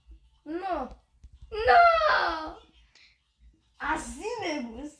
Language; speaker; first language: French; native; French